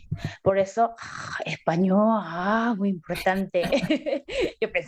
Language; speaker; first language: Spanish; non-native, learner; Korean